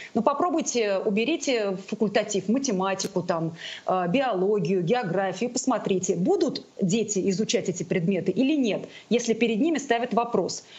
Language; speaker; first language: Russian; non-native, local second language; Tatar